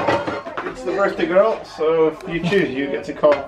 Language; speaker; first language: English; native; English